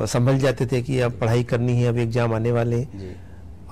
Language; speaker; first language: Hindi; native; Hindi